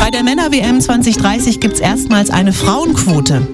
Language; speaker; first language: German; native; German